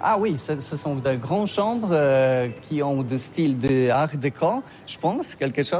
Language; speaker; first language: French; non-native, learner; Polish